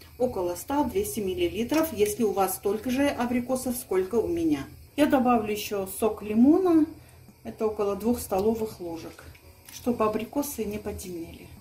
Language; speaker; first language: Russian; non-native, local second language; Armenian